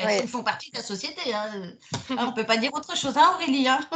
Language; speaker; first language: French; native; French